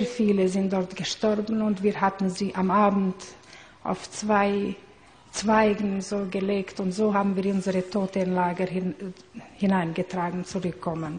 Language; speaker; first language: German; non-native, learner; Hungarian